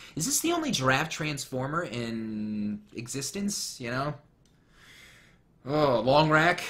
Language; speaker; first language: English; native; English